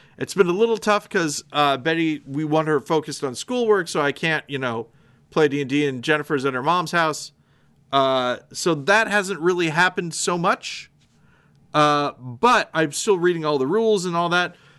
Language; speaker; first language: English; native; English